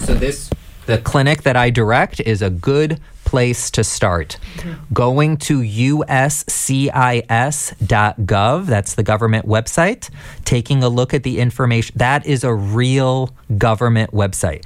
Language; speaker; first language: English; native; English